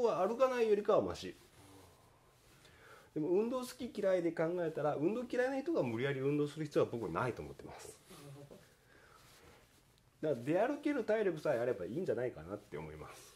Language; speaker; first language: Japanese; native; Japanese